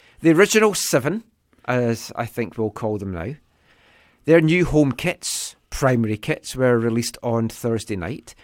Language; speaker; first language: English; native; English